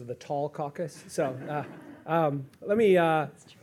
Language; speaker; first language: English; native; English